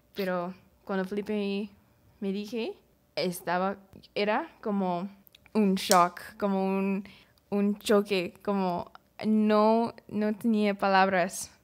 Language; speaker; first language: Spanish; non-native, learner; English